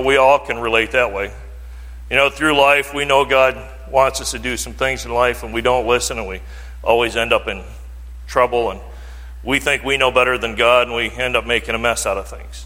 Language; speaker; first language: English; native; English